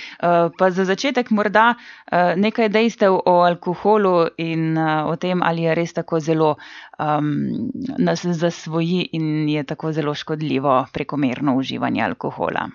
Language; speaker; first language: Slovenian; native; Slovenian